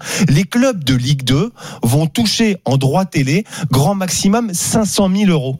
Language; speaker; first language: French; native; French